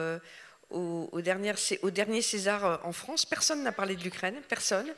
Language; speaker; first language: French; native; French